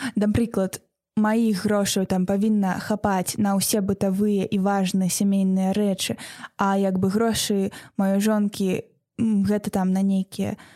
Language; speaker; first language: Belarusian; non-native, local second language; Russian